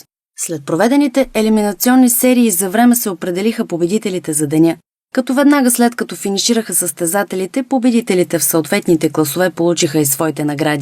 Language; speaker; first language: Bulgarian; native; Bulgarian